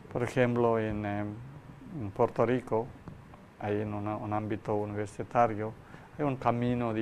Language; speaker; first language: Spanish; non-native, learner; Malayalam